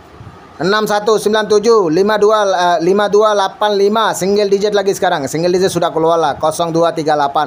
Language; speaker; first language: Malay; non-native, learner; Bangla